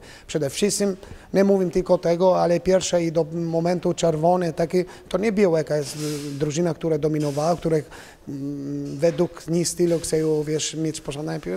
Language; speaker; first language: Polish; non-native, fluent; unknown